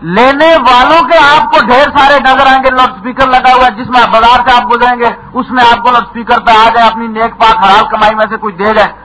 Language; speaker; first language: Urdu; non-native, local second language; Punjabi